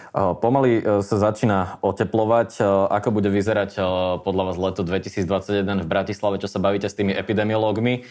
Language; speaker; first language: Slovak; native; Slovak